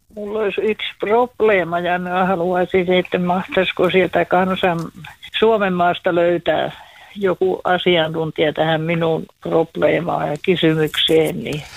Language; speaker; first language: Finnish; native; Finnish